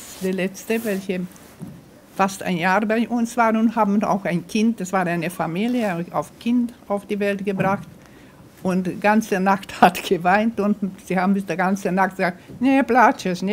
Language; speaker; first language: German; non-native, fluent; Romanian